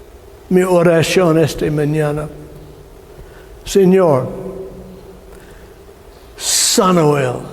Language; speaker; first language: Spanish; non-native, learner; English